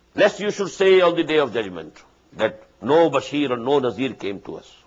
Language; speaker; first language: English; non-native, local second language; Urdu